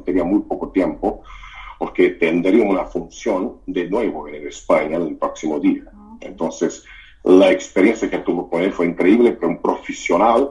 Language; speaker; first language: Spanish; non-native, fluent; Portuguese